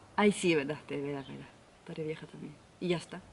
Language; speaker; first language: Spanish; non-native, fluent; Romanian